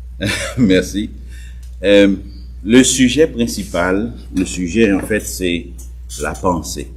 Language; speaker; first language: French; native; French